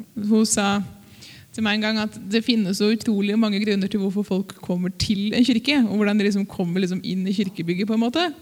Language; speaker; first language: Norwegian; native; Norwegian